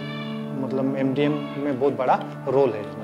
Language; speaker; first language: Hindi; non-native, local second language; Assamese